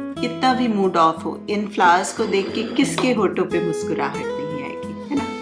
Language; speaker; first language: Hindi; non-native, local second language; Bangla